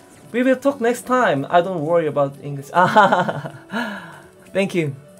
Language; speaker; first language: English; non-native, learner; Korean